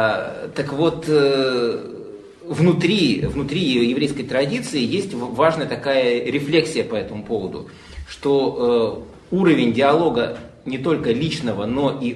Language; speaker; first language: Russian; native; Russian